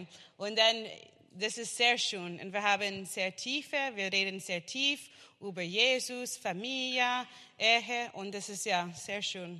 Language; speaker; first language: German; non-native, learner; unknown